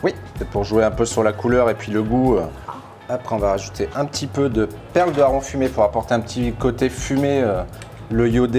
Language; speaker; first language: French; native; French